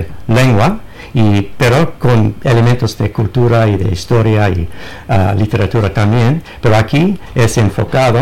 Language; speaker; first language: Spanish; non-native, fluent; English